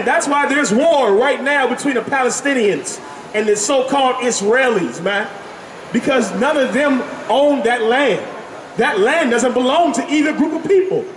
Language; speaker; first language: English; native; English